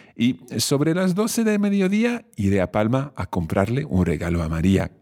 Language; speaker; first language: Spanish; non-native, fluent; English